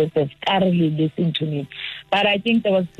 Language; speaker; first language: English; non-native, local second language; Zulu